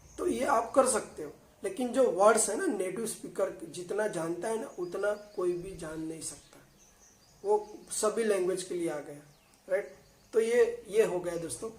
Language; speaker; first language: Hindi; non-native, local second language; Gujarati